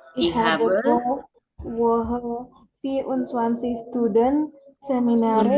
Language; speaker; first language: German; non-native, learner; Indonesian